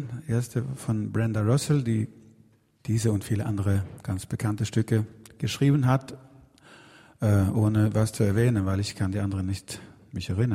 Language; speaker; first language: German; non-native, fluent; Swedish